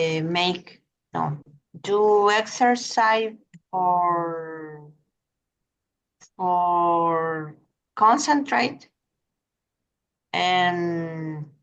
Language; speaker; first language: English; non-native, learner; Spanish